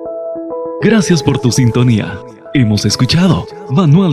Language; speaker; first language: Spanish; native; Spanish